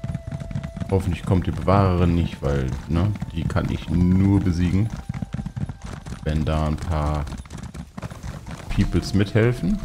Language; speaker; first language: German; native; German